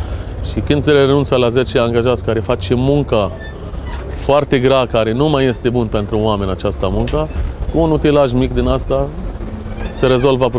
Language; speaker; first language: Romanian; non-native, fluent; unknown